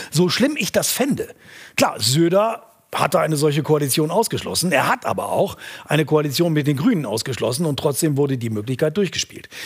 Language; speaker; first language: German; native; German